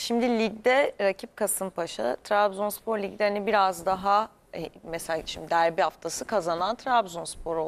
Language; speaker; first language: Turkish; native; Turkish